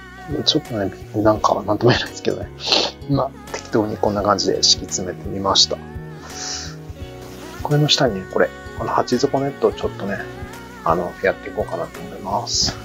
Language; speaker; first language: Japanese; native; Japanese